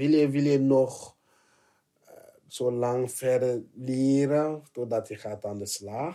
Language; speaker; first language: Dutch; non-native, fluent; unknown